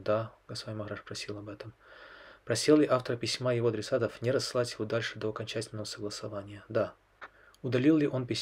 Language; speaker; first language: Russian; native; Russian